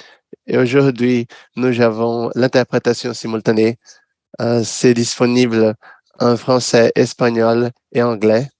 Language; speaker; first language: French; non-native, fluent; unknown